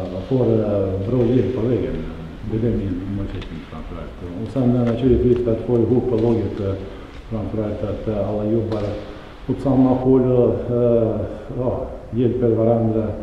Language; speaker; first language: Swedish; non-native, fluent; Russian